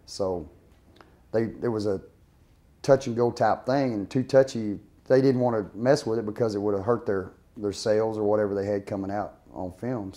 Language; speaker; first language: English; native; English